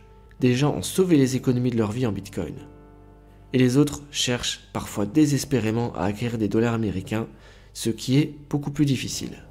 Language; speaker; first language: French; native; French